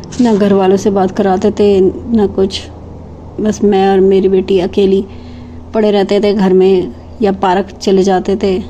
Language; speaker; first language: Hindi; native; Hindi